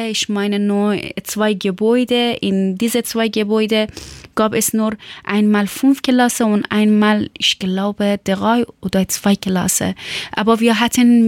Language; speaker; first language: German; non-native, learner; Persian